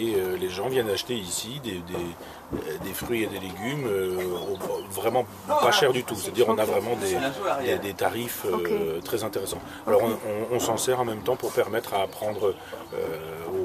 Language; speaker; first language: French; native; French